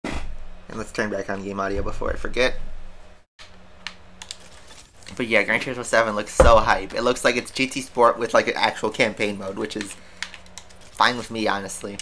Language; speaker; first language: English; native; English